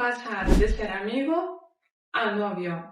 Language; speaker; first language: Spanish; non-native, fluent; Ukrainian